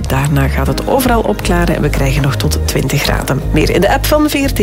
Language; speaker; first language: Dutch; native; Dutch